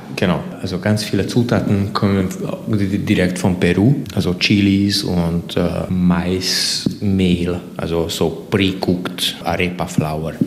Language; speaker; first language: German; non-native, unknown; Hungarian